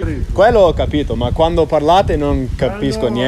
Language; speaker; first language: Italian; non-native, fluent; English